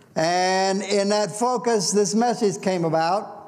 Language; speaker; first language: English; native; English